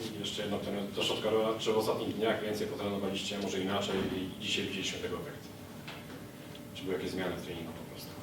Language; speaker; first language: Polish; native; Polish